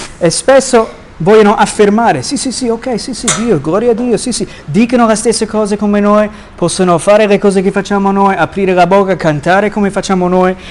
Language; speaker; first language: Italian; non-native, fluent; English